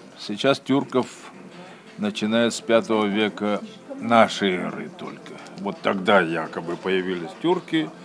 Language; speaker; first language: Russian; native; Russian